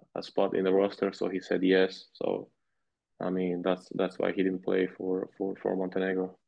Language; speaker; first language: English; non-native, fluent; Serbian